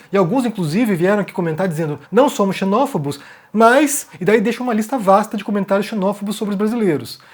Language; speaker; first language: Portuguese; native; Portuguese